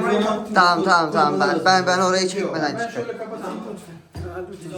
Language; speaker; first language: Turkish; native; Turkish